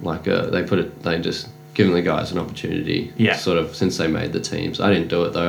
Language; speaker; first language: English; native; English